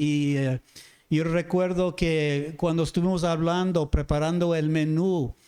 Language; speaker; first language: Spanish; non-native, fluent; English